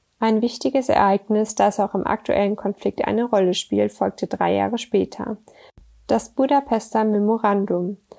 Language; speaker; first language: German; native; German